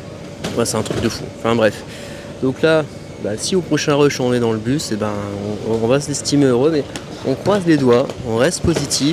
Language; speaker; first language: French; native; French